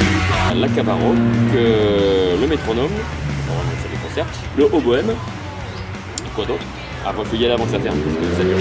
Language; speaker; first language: French; native; French